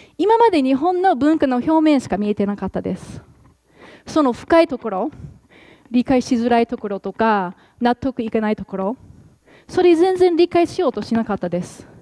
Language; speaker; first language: Japanese; non-native, fluent; English